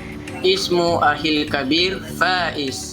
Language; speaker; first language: Arabic; non-native, learner; Malay